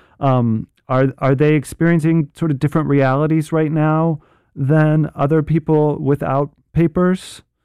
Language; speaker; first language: English; native; English